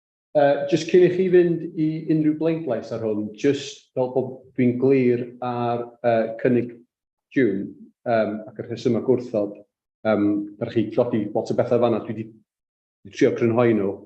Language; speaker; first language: Welsh; native; Welsh